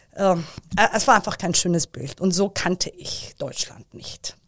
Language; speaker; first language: German; early bilingual, other home language; Persian